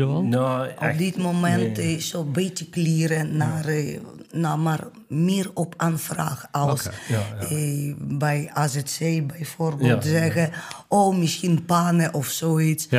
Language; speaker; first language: Dutch; non-native, learner; Ukrainian